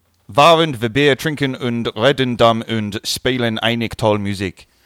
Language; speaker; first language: German; non-native, learner; English